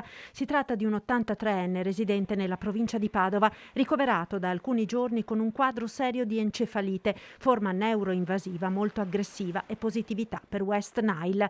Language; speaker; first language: Italian; native; Italian